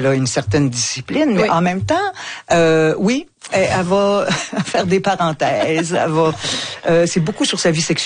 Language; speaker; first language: French; native; French